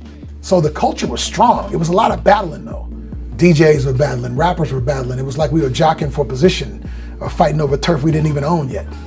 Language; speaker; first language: English; native; English